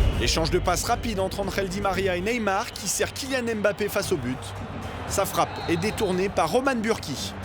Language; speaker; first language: French; native; French